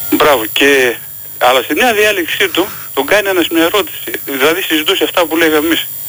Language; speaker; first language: Greek; native; Greek